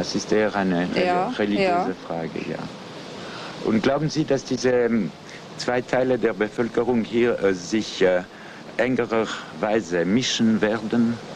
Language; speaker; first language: German; non-native, local second language; French